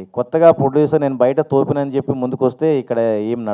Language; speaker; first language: Telugu; native; Telugu